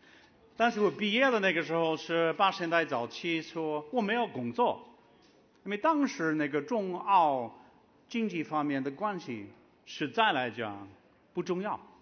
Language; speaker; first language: Chinese; non-native, fluent; English